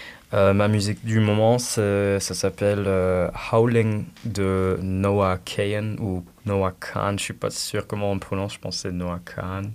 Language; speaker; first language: French; non-native, local second language; Luxembourgish